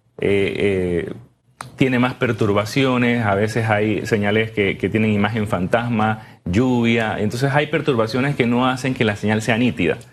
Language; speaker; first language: Spanish; native; Spanish